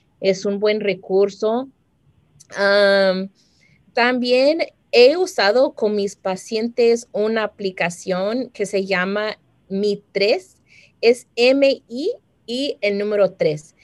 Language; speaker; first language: Spanish; early bilingual, heritage; Spanish